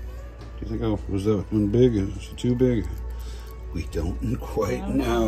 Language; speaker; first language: English; native; English